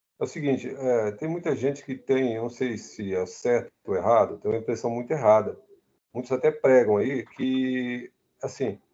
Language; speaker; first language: Portuguese; native; Portuguese